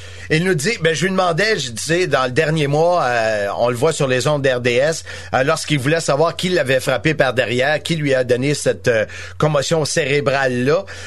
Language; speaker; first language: French; native; French